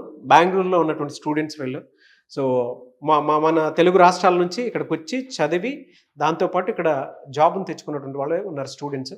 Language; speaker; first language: Telugu; native; Telugu